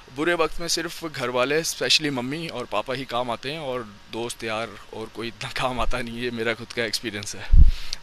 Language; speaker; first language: Hindi; native; Hindi